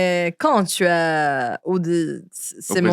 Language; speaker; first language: French; non-native, learner; Portuguese